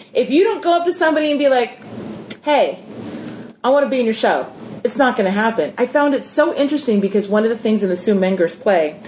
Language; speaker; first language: English; native; English